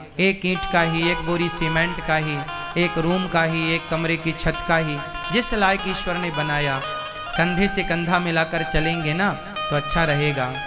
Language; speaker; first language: Hindi; native; Hindi